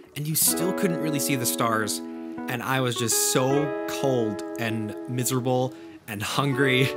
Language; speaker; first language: English; native; English